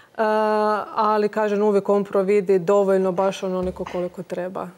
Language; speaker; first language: Croatian; native; Croatian